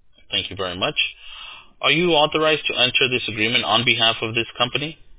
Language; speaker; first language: English; early bilingual, other home language; Spanish